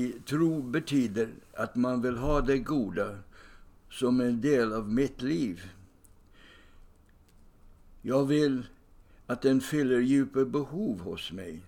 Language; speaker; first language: Swedish; non-native, fluent; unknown